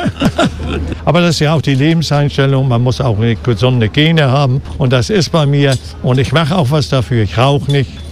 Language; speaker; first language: German; native; German